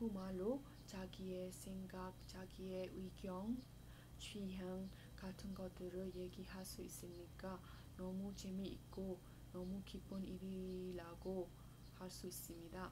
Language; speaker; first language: Korean; non-native, fluent; Burmese